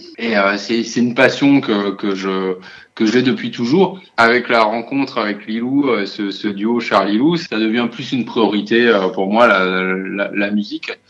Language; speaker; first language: French; native; French